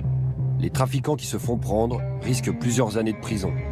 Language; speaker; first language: French; native; French